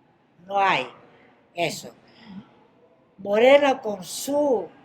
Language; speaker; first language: Spanish; non-native, fluent; Greek